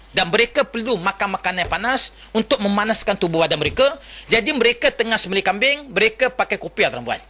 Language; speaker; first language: Malay; non-native, local second language; Chinese